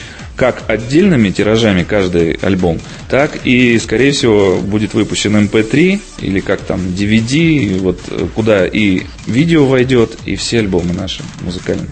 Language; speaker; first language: Russian; native; Russian